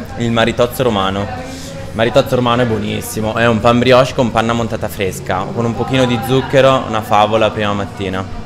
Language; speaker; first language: Italian; native; Italian